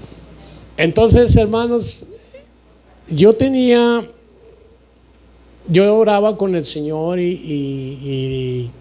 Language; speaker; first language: Spanish; native; Spanish